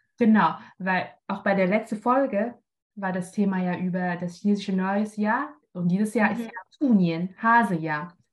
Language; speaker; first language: German; non-native, fluent; Chinese